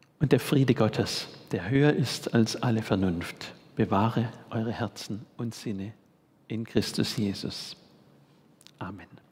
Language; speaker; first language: German; native; German